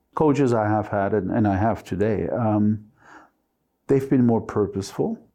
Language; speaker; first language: English; non-native, fluent; Spanish